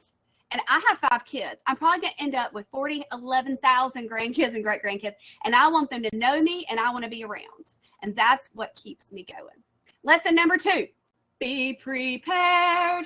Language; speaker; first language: English; native; English